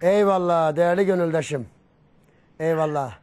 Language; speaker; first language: Turkish; native; Turkish